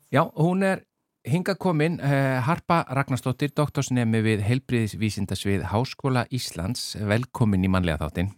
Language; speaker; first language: Icelandic; native; Icelandic